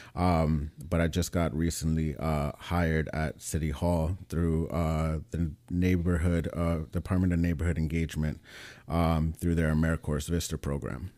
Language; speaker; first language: English; native; English